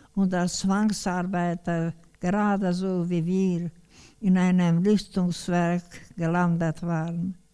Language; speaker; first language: German; non-native, fluent; Hungarian